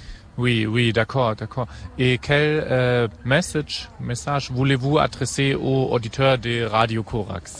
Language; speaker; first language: French; non-native, fluent; German